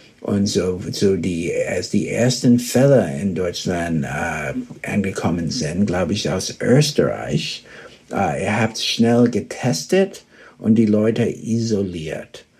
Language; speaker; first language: German; early bilingual, heritage; German